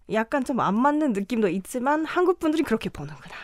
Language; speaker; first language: Korean; non-native, fluent; Japanese